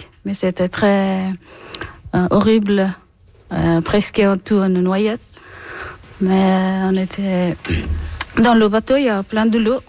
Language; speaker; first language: French; non-native, learner; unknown